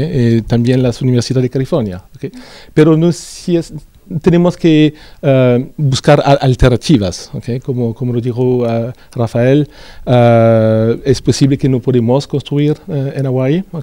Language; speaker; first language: Spanish; non-native, fluent; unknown